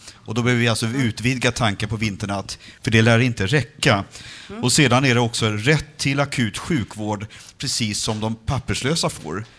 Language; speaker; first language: Swedish; native; Swedish